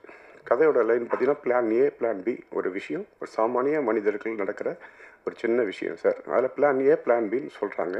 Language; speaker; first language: Tamil; native; Tamil